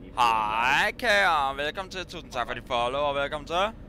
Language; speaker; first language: English; non-native, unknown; Danish